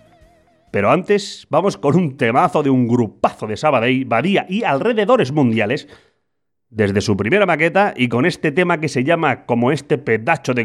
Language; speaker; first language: Spanish; native; Spanish